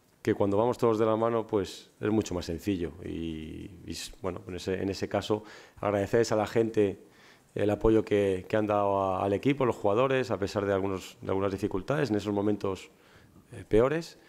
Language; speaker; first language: Spanish; native; Spanish